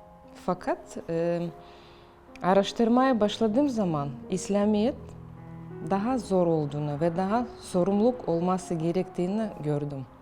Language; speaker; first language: Turkish; non-native, fluent; Russian